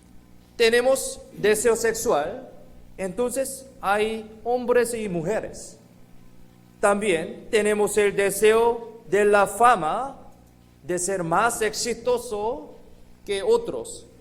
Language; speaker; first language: Spanish; non-native, fluent; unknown